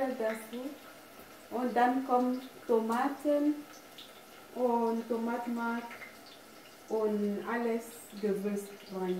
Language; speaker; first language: German; non-native, learner; French